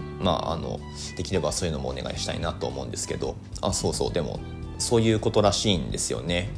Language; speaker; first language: Japanese; native; Japanese